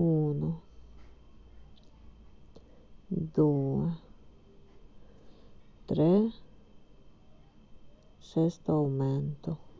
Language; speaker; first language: Italian; non-native, fluent; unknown